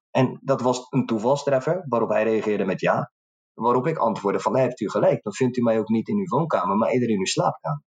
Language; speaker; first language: Dutch; early bilingual, other home language; Arabic